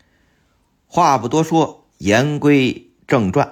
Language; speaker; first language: Chinese; native; Chinese